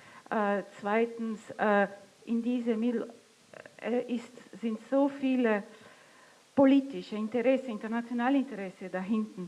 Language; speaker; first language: German; non-native, fluent; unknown